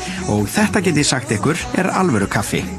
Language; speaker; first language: Icelandic; native; Icelandic